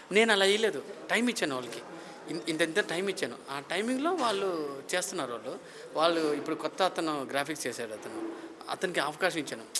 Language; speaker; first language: Telugu; native; Telugu